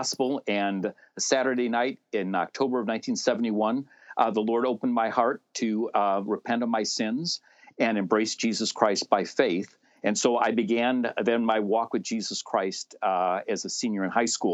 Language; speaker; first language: English; native; English